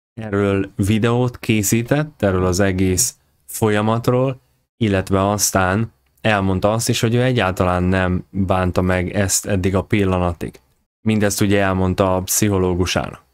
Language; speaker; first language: Hungarian; native; Hungarian